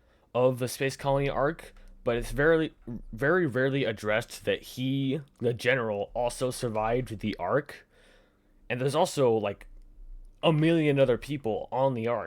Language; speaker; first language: English; native; English